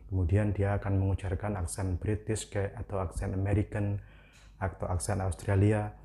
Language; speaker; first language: Indonesian; non-native, local second language; Javanese